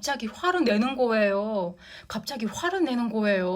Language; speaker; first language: Korean; non-native, fluent; Japanese